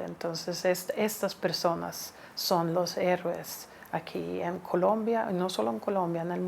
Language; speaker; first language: Spanish; non-native, fluent; Swedish